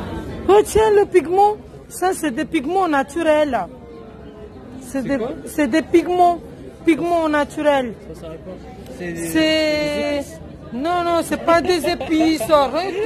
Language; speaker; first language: French; non-native, learner; Romanian